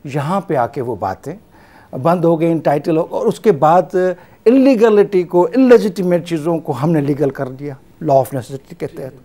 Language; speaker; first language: Urdu; non-native, local second language; Sindhi